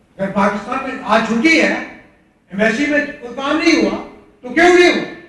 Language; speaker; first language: Urdu; non-native, local second language; Pahari-Potwari